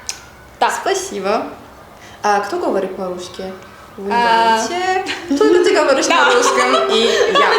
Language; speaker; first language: Russian; non-native, learner; Turkish